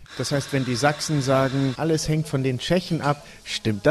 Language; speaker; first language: German; native; German